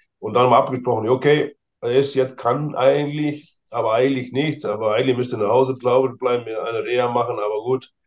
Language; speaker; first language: German; non-native, fluent; Icelandic